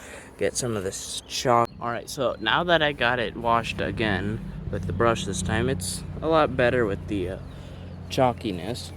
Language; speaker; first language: English; native; English